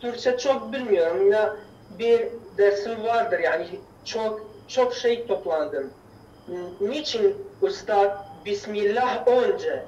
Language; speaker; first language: Turkish; non-native, learner; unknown